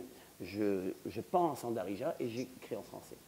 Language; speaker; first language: French; non-native, local second language; Arabic